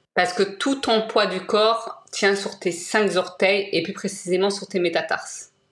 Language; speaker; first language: French; native; French